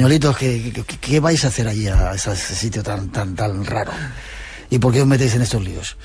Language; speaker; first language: Spanish; native; Spanish